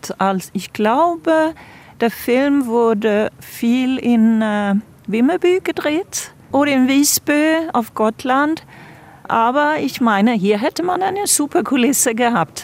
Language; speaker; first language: German; non-native, fluent; Swedish